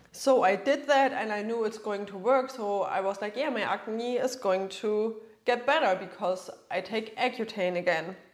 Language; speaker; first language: English; non-native, fluent; German